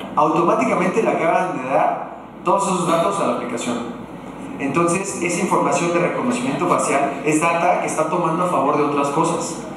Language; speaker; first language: Spanish; native; Spanish